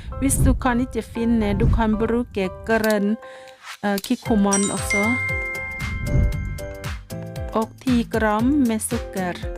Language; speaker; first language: Norwegian; non-native, learner; Thai